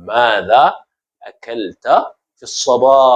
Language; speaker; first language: Arabic; non-native, fluent; Hausa